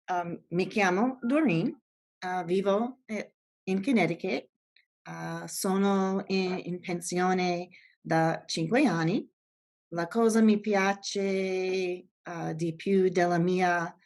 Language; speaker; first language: Italian; non-native, learner; English